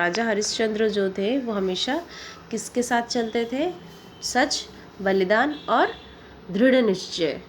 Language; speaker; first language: Hindi; native; Hindi